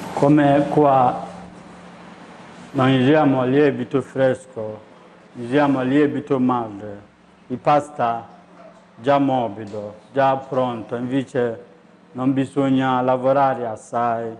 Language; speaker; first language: Italian; non-native, learner; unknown